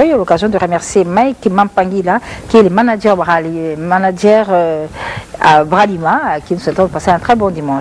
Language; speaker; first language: French; non-native, local second language; Lingala